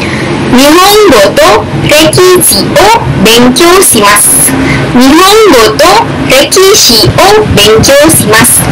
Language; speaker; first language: Japanese; non-native, fluent; Indonesian